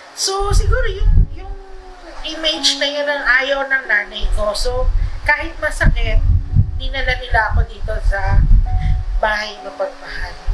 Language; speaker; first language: Filipino; non-native, local second language; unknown